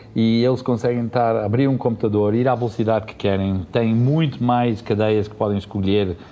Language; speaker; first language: Portuguese; early bilingual, heritage; Portuguese